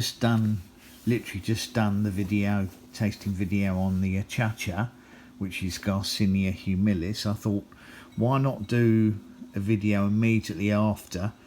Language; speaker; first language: English; native; English